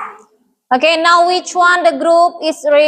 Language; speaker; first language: English; non-native, learner; Indonesian